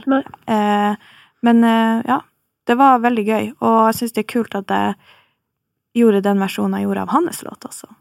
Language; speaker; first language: Norwegian; native; Norwegian